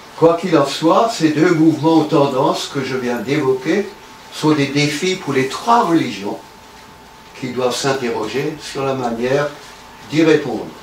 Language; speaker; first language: French; native; French